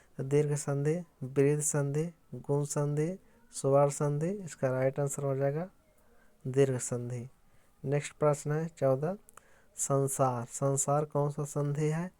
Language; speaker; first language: Hindi; native; Hindi